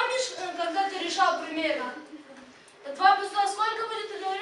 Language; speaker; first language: Russian; non-native, local second language; Kazakh